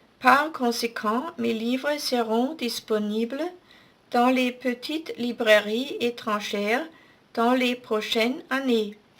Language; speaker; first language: French; non-native, fluent; German